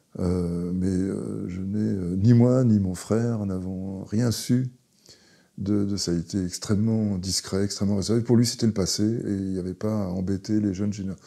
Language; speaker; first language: French; early bilingual, other home language; Hebrew